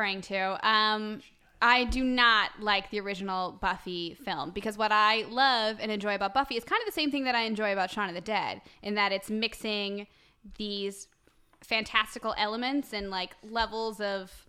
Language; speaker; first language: English; native; English